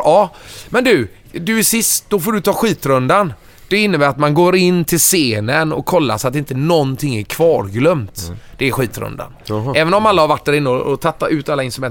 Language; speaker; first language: Swedish; native; Swedish